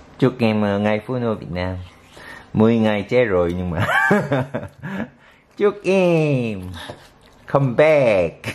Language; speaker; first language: Vietnamese; non-native, learner; Korean